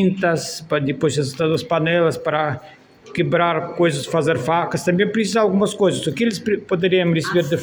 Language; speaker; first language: Portuguese; non-native, learner; Russian